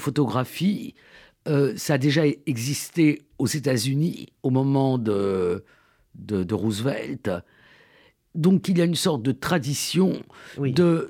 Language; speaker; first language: French; native; French